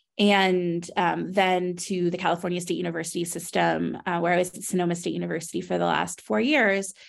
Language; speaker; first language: English; native; English